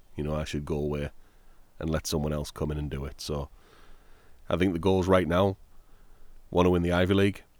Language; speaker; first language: English; native; English